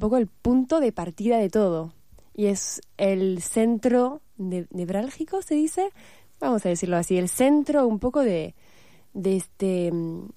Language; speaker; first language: Spanish; non-native, fluent; French